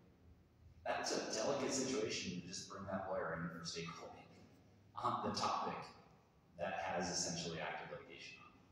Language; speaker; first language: English; native; English